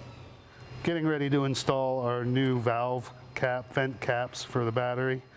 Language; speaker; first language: English; native; English